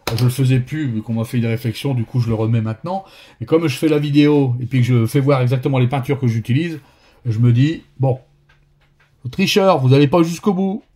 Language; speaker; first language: French; native; French